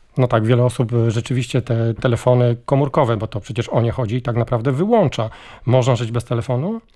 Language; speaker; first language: Polish; native; Polish